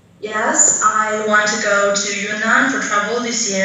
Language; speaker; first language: English; non-native, learner; Chinese